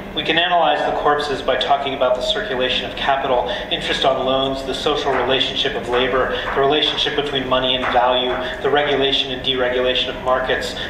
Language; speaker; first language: English; native; English